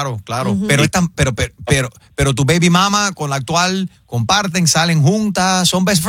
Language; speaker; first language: Spanish; native; Spanish